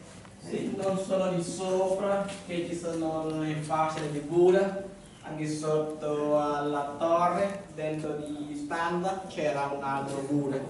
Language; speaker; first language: Italian; non-native, learner; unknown